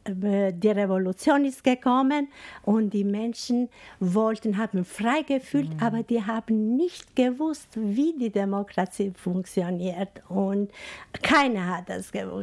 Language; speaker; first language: German; non-native, fluent; Albanian